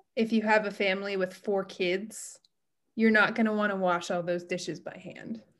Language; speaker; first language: English; native; English